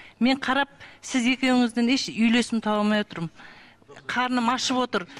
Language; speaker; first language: Kazakh; native; Kazakh